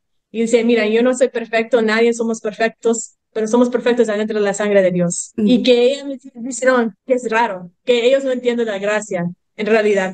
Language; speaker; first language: Spanish; early bilingual, heritage; English